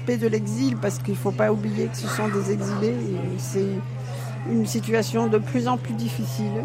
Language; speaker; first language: French; native; French